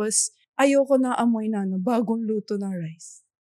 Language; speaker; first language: Filipino; non-native, learner; Japanese